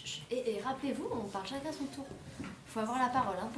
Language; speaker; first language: French; native; French